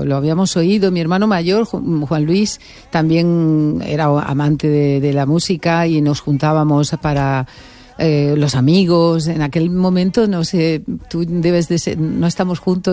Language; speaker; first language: Spanish; native; Spanish